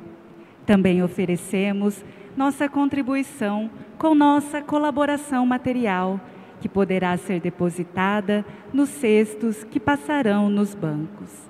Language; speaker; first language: Portuguese; native; Portuguese